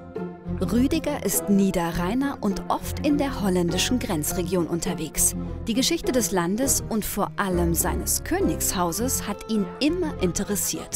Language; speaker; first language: German; native; German